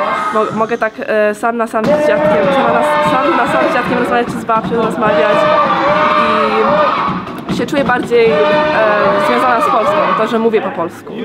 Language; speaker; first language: Polish; early bilingual, heritage; Polish